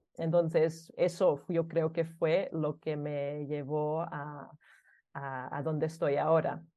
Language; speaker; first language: Spanish; early bilingual, other home language; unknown